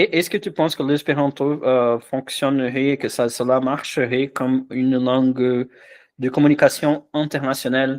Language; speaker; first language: French; non-native, fluent; Portuguese